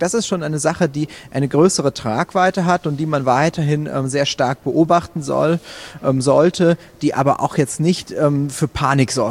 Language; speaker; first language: German; native; German